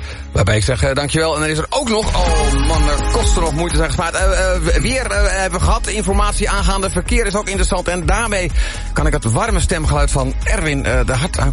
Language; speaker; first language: Dutch; native; Dutch